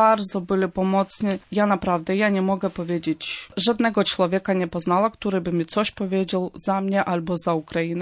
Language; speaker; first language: Polish; non-native, fluent; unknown